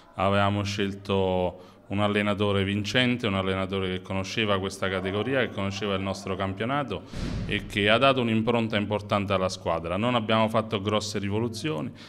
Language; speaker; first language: Italian; native; Italian